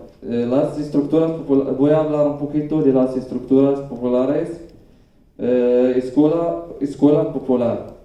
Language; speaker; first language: Spanish; non-native, learner; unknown